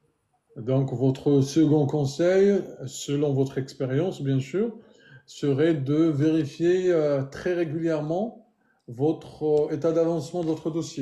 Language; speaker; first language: French; native; French